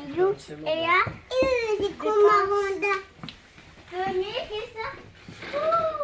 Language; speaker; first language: French; native; French